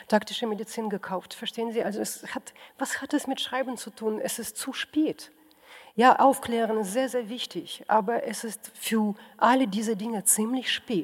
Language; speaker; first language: German; non-native, fluent; Russian